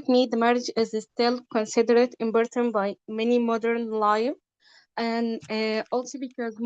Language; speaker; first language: English; non-native, learner; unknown